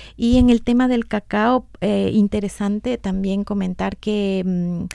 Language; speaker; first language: Spanish; native; Spanish